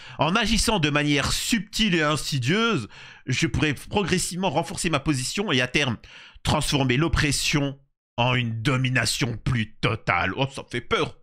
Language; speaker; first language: French; native; French